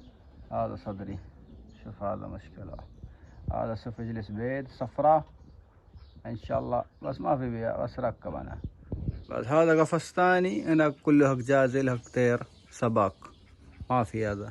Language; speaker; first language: Arabic; non-native, learner; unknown